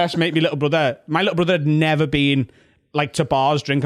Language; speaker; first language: English; native; English